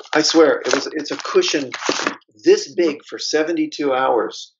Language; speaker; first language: English; native; English